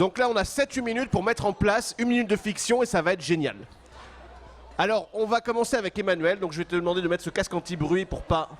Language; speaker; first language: French; native; French